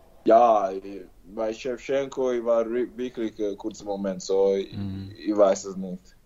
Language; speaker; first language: German; non-native, learner; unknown